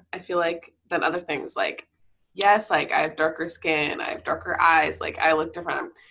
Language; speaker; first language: English; native; English